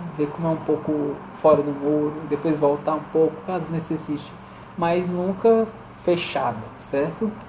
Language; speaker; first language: Portuguese; native; Portuguese